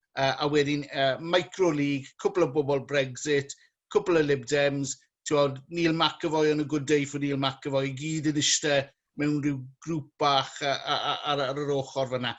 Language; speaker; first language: Welsh; native; Welsh